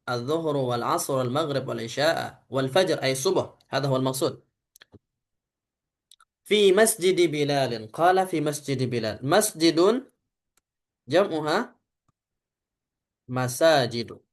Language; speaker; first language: Arabic; non-native, fluent; Indonesian